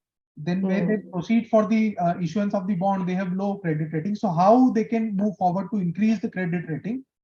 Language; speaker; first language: English; non-native, local second language; Hindi